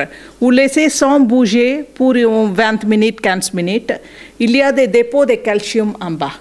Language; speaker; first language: French; non-native, learner; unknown